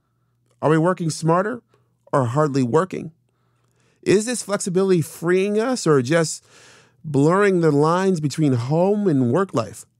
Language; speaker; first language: English; native; English